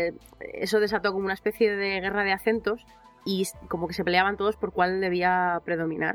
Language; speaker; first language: Spanish; native; Spanish